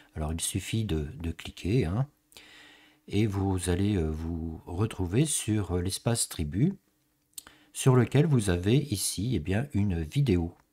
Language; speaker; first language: French; native; French